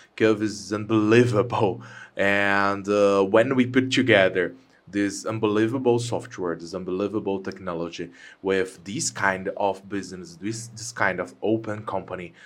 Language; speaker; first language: English; non-native, fluent; Portuguese